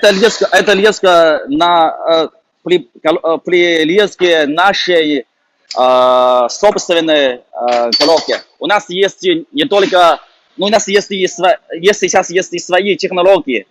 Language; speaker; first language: Russian; non-native, fluent; Chinese